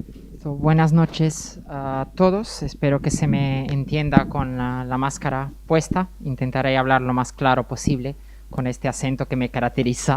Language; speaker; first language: Spanish; non-native, fluent; Portuguese